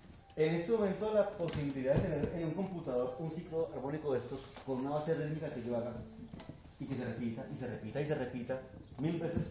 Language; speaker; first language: Spanish; native; Spanish